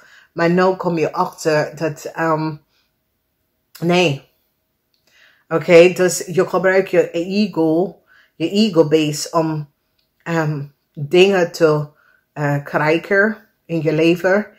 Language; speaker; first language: Dutch; non-native, fluent; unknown